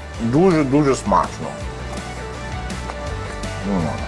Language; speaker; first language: Ukrainian; non-native, learner; Italian